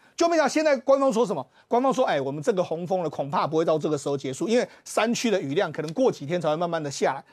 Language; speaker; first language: Chinese; native; Chinese